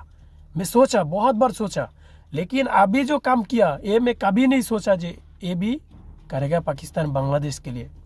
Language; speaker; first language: Hindi; non-native, fluent; Bangla